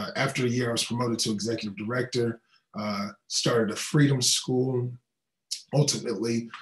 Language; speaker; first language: English; native; English